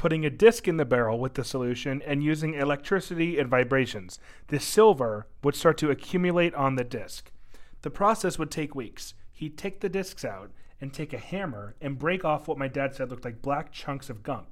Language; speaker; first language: English; native; English